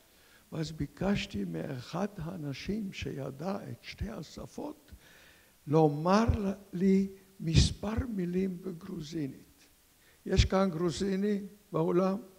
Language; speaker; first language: Hebrew; non-native, fluent; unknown